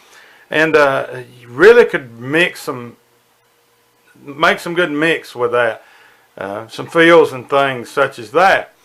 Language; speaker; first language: English; native; English